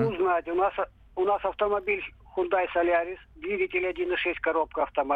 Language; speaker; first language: Russian; native; Russian